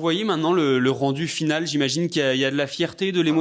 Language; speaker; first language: French; native; French